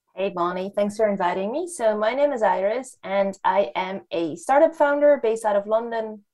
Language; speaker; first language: English; non-native, fluent; Dutch